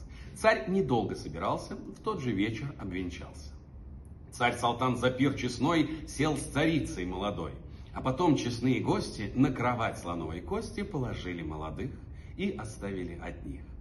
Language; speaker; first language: Russian; native; Russian